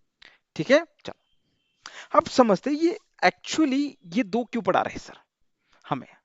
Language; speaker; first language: Hindi; non-native, local second language; Marathi